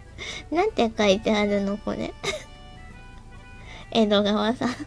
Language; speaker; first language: Japanese; native; Japanese